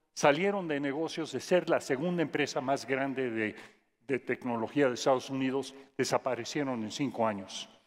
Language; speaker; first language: Spanish; non-native, fluent; English